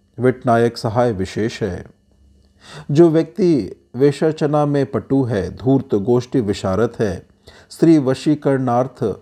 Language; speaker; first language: Hindi; native; Hindi